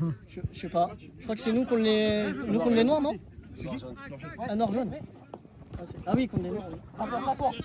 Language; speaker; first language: French; native; French